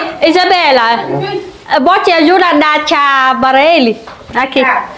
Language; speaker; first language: Portuguese; non-native, learner; Vietnamese